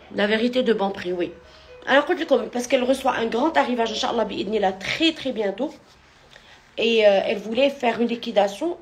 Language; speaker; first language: French; non-native, local second language; Arabic